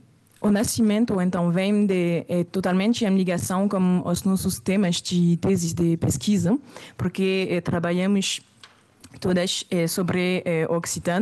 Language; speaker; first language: Portuguese; non-native, fluent; French